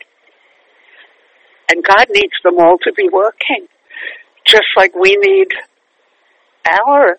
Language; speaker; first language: English; native; English